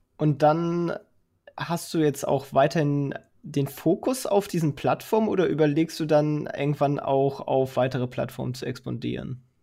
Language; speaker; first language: German; native; German